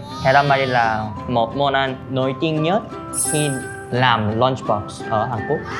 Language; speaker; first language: Vietnamese; non-native, learner; Korean